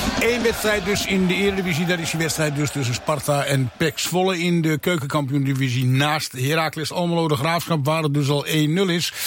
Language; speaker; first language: Dutch; native; Dutch